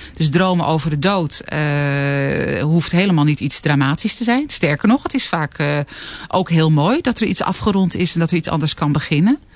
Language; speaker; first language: Dutch; native; Dutch